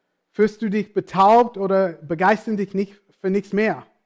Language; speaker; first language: German; non-native, fluent; English